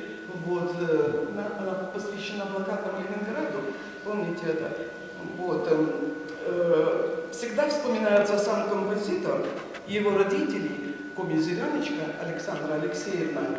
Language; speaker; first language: Russian; native; Russian